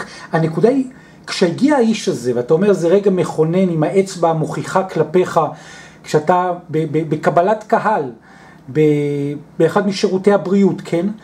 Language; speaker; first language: Hebrew; native; Hebrew